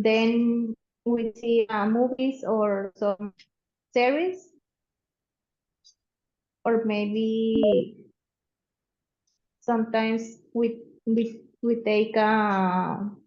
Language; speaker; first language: English; non-native, learner; Spanish